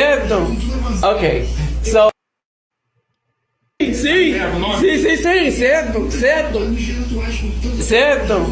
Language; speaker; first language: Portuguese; non-native, learner; English